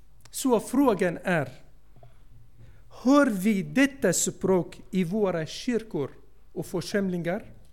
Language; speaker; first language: Swedish; non-native, fluent; Arabic